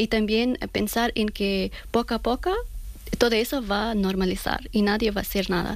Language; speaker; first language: Spanish; non-native, learner; Persian